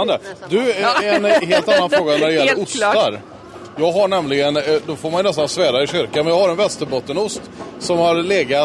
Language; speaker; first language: Swedish; native; Swedish